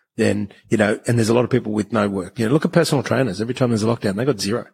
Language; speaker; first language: English; native; English